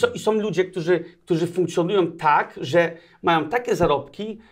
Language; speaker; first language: Polish; early bilingual, other home language; Danish